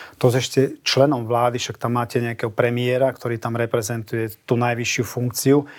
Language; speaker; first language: Slovak; non-native, local second language; Hungarian